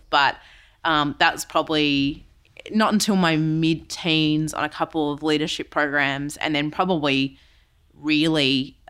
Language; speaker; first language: English; native; English